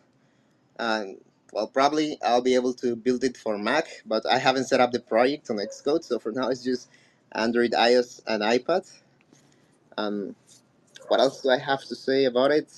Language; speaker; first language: English; non-native, fluent; Spanish